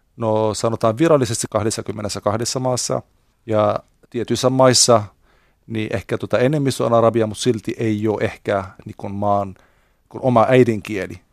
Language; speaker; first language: Finnish; non-native, fluent; Arabic